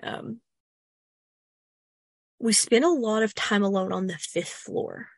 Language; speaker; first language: English; native; English